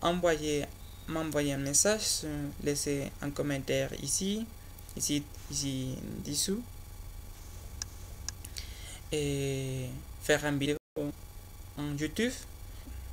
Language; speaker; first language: French; non-native, learner; Spanish